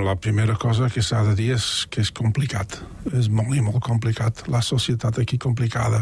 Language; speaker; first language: Catalan; non-native, fluent; English